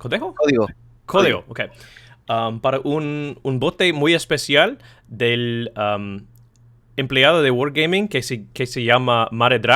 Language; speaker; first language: Spanish; non-native, learner; English